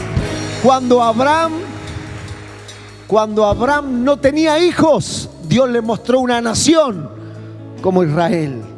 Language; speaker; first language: Spanish; native; Spanish